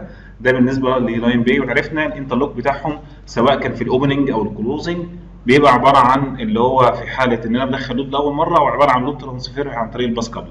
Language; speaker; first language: Arabic; native; Arabic